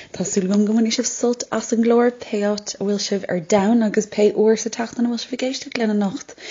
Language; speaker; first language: Irish; non-native, local second language; English